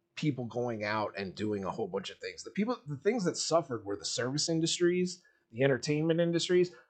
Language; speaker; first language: English; native; English